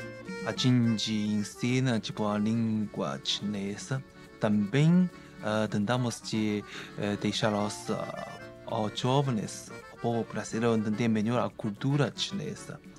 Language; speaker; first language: Portuguese; non-native, fluent; Chinese